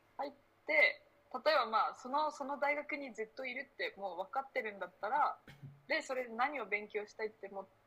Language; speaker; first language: Japanese; early bilingual, other home language; Spanish